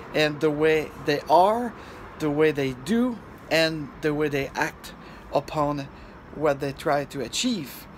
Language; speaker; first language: English; non-native, fluent; French